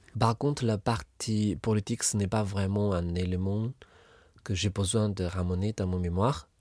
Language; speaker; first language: French; non-native, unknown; Chinese